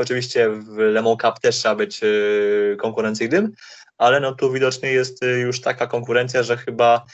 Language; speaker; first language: Polish; native; Polish